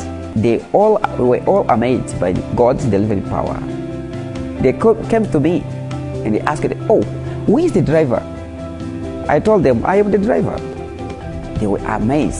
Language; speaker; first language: English; non-native, fluent; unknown